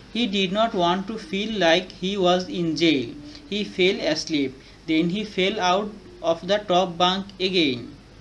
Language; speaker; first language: English; non-native, learner; Bangla